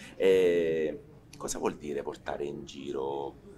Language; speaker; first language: Italian; native; Italian